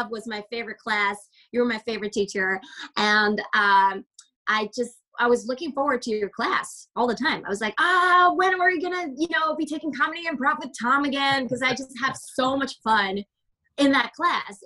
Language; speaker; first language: English; native; English